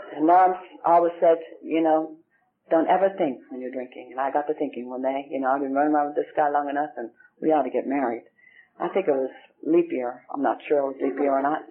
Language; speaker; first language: English; native; English